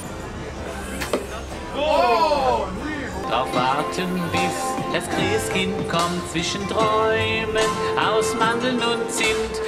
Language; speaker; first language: English; native; English